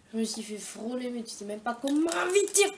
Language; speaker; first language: French; native; French